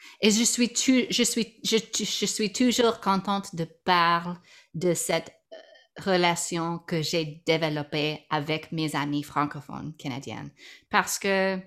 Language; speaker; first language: French; non-native, learner; English